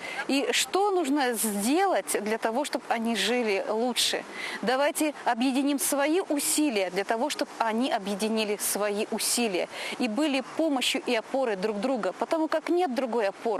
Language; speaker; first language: Russian; native; Russian